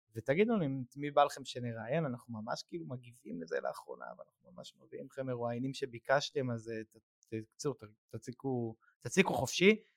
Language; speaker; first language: Hebrew; native; Hebrew